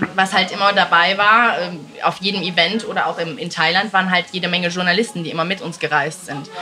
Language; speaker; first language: German; early bilingual, other home language; Italian